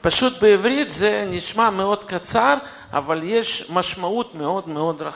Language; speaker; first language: Hebrew; non-native, fluent; Russian